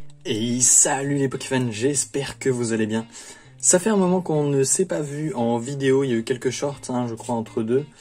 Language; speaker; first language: French; native; French